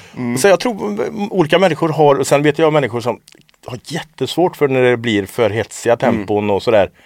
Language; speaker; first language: Swedish; native; Swedish